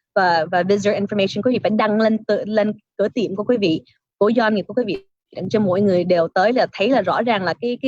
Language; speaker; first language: Vietnamese; early bilingual, heritage; Vietnamese